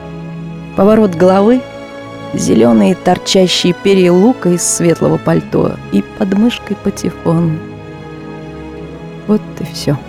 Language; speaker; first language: Russian; native; Russian